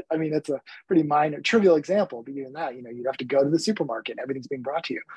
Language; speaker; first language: English; early bilingual, other home language; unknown